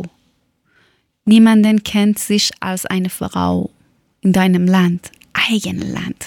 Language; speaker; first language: German; non-native, learner; Persian